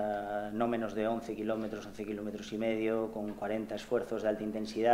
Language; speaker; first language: Spanish; native; Spanish